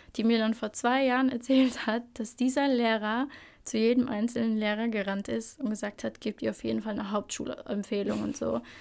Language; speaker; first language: German; early bilingual, other home language; Albanian